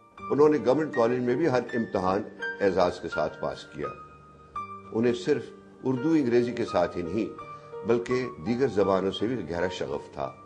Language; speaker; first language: Urdu; native; Urdu